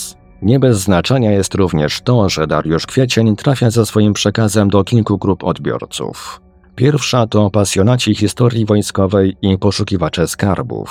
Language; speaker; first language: Polish; native; Polish